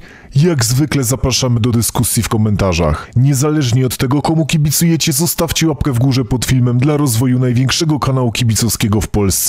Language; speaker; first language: Polish; native; Polish